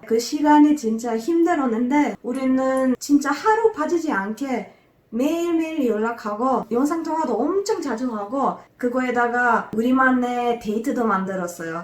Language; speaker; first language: Korean; non-native, fluent; Macedonian